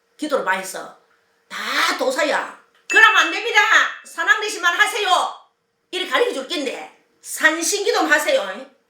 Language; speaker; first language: Korean; native; Korean